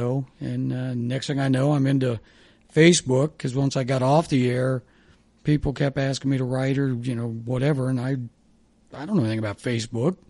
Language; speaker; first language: English; native; English